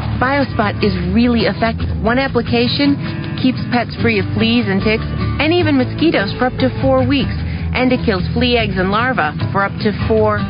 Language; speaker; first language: English; native; English